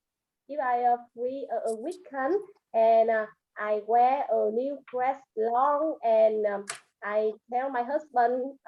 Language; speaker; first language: English; non-native, learner; Vietnamese